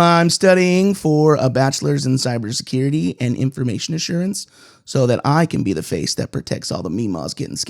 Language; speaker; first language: English; native; English